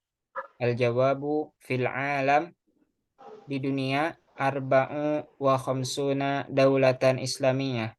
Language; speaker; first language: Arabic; non-native, fluent; Indonesian